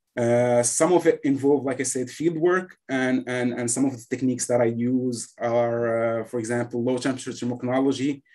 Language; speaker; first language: English; non-native, fluent; Arabic